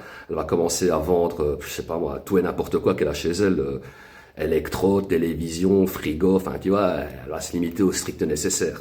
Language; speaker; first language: French; native; French